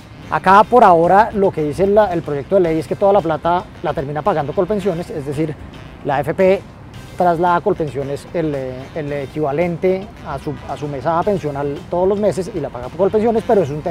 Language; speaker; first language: Spanish; native; Spanish